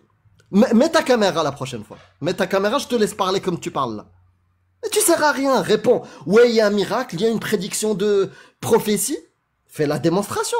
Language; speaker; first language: French; native; French